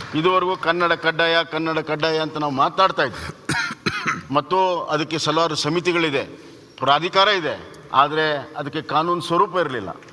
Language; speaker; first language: Kannada; native; Kannada